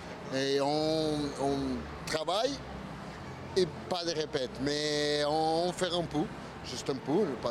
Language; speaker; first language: French; non-native, learner; Spanish